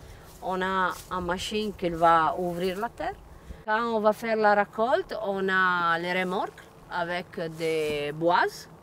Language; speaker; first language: French; non-native, learner; Italian